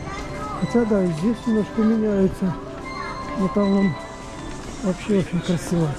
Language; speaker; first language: Russian; native; Russian